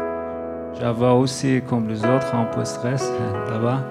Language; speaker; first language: French; non-native, learner; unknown